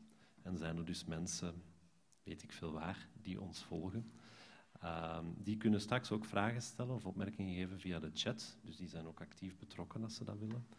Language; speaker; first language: Dutch; native; Dutch